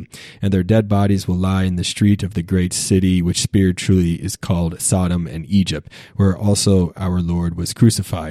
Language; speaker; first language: English; native; English